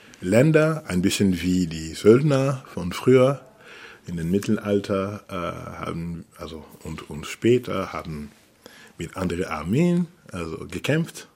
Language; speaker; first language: German; non-native, fluent; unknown